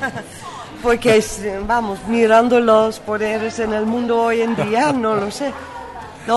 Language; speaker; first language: Spanish; non-native, fluent; Dutch